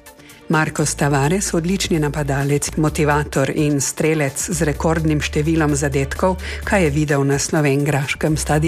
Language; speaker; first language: Slovenian; native; Slovenian